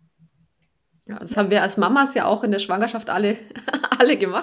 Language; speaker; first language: German; native; German